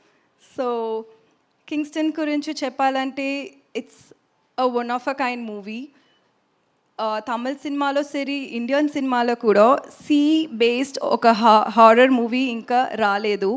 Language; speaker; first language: Telugu; non-native, learner; Tamil